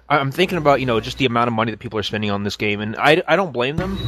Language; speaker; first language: English; native; English